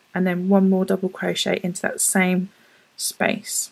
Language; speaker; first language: English; native; English